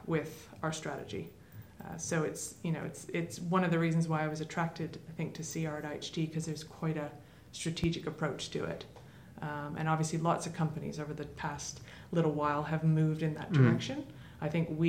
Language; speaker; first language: English; native; English